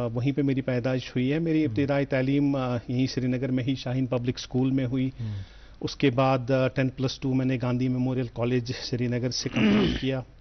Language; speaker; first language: Hindi; non-native, local second language; Kashmiri